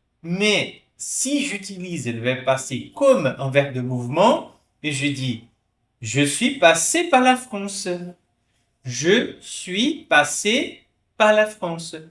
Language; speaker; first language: French; non-native, fluent; Portuguese